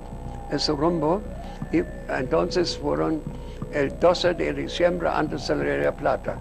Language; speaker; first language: Spanish; non-native, fluent; German